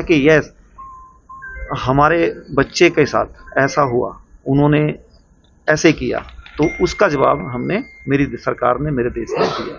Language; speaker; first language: Hindi; native; Hindi